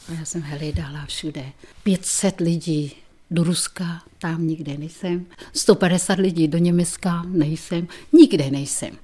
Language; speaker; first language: Czech; non-native, fluent; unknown